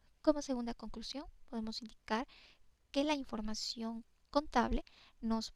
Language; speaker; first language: Spanish; native; Spanish